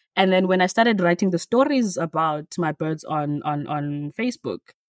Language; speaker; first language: English; non-native, local second language; Xhosa